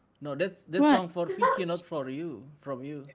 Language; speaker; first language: English; non-native, learner; Indonesian